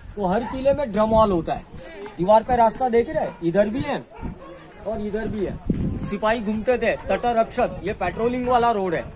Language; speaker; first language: Hindi; non-native, local second language; Marathi